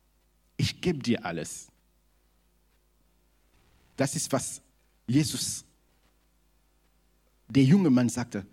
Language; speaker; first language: German; non-native, fluent; Lingala